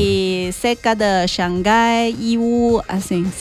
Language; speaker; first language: Spanish; non-native, learner; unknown